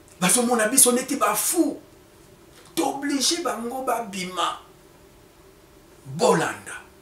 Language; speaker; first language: Lingala; non-native, local second language; Swahili